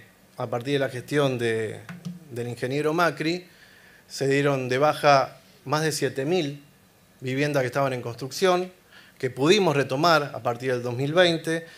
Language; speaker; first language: Spanish; native; Spanish